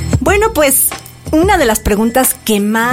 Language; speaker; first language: Spanish; native; Spanish